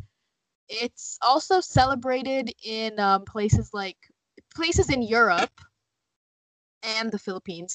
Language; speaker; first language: English; native; English